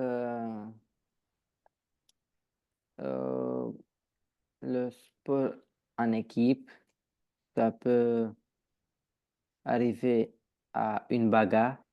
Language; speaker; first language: French; non-native, learner; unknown